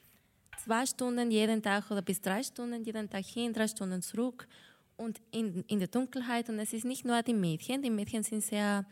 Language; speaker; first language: German; non-native, fluent; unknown